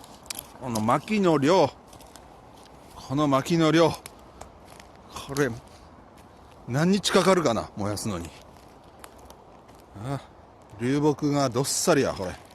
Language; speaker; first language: Japanese; native; Japanese